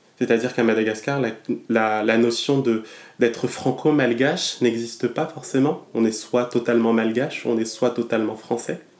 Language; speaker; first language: French; non-native, local second language; Malagasy